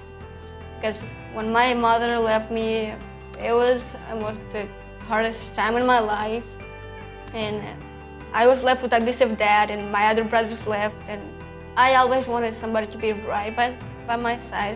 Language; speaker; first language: English; non-native, fluent; Romanian